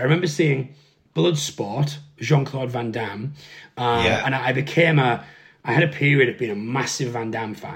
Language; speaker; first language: English; native; English